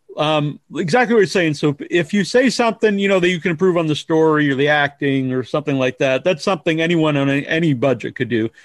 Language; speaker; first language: English; native; English